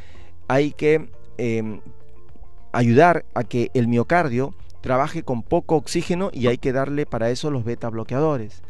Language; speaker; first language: Spanish; native; Spanish